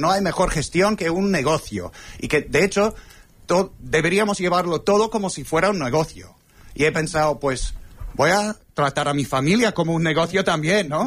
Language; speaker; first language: Spanish; non-native, fluent; English